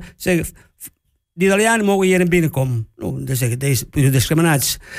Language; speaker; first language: Dutch; non-native, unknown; Italian